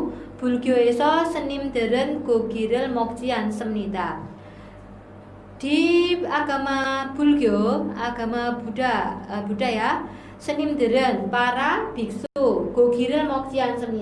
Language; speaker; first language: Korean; non-native, fluent; Indonesian